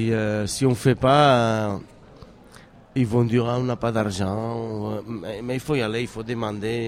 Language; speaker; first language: French; non-native, fluent; Catalan